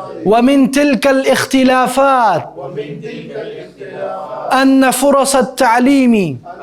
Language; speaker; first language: Arabic; non-native, fluent; Urdu